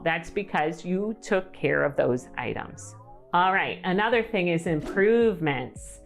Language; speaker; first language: English; native; English